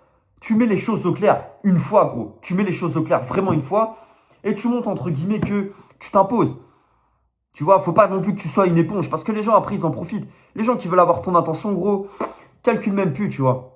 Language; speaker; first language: French; native; French